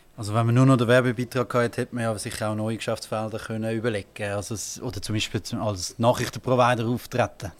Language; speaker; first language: German; native; German